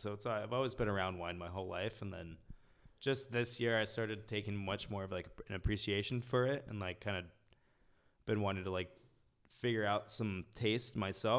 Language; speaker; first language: English; early bilingual, other home language; French